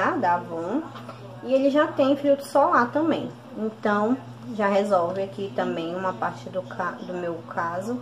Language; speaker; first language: Portuguese; native; Portuguese